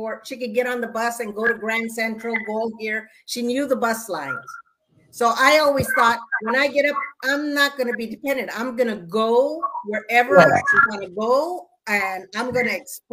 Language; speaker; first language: English; early bilingual, other home language; Spanish